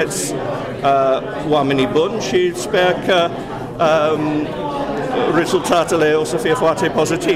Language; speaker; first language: Romanian; non-native, fluent; English